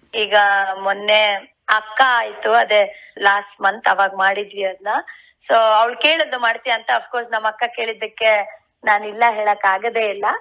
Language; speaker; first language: Kannada; native; Kannada